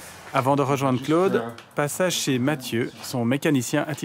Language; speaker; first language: French; native; French